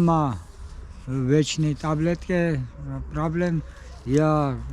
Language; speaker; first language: Russian; non-native, learner; Georgian